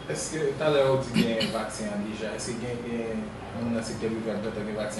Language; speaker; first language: French; non-native, local second language; Haitian Creole